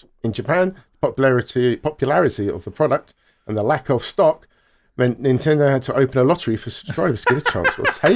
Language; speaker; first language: English; native; English